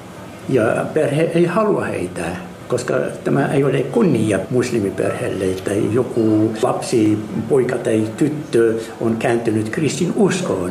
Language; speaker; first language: Finnish; non-native, learner; Arabic